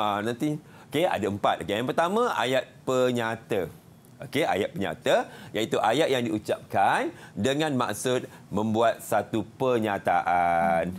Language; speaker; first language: Malay; native; Malay